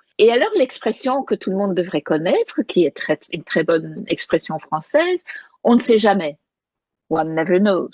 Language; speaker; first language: French; native; French